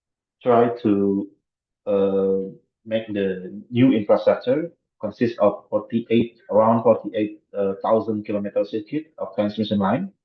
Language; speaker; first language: English; non-native, fluent; Indonesian